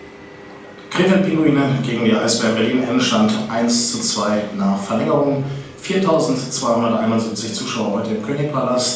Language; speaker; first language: German; native; German